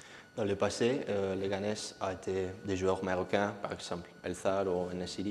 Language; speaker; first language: French; non-native, learner; Spanish